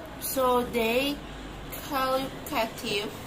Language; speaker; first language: English; non-native, learner; Indonesian